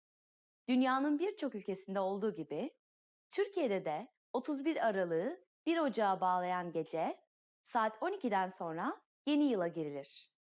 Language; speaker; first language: Turkish; native; Turkish